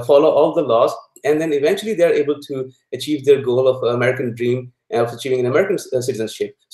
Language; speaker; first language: English; non-native, local second language; Punjabi